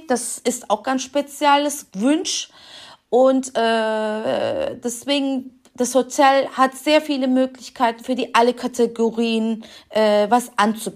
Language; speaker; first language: German; non-native, fluent; Turkish